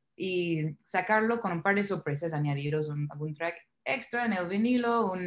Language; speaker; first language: Spanish; non-native, fluent; English